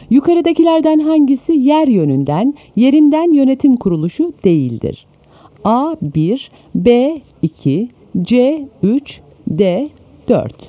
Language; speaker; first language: Turkish; native; Turkish